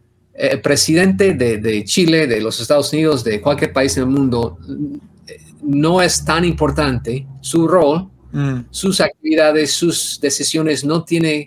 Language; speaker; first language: Spanish; non-native, fluent; English